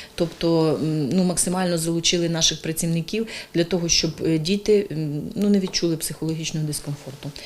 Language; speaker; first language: Ukrainian; native; Ukrainian